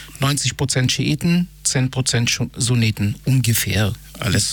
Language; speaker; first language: German; non-native, fluent; Hebrew